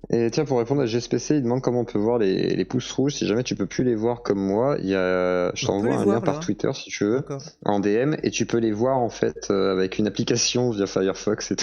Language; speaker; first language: French; native; French